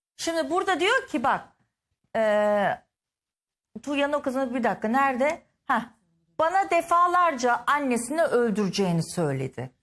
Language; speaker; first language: Turkish; native; Turkish